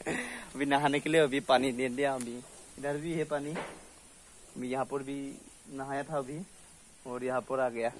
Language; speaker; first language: Hindi; non-native, local second language; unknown